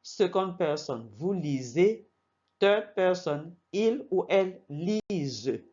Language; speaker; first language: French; non-native, fluent; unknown